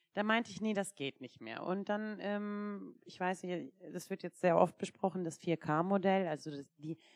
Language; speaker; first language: German; non-native, fluent; Turkish